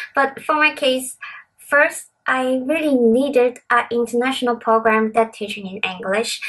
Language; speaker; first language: English; non-native, local second language; Cantonese